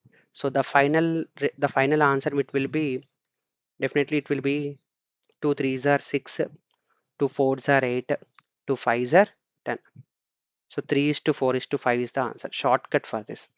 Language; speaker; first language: English; non-native, local second language; Telugu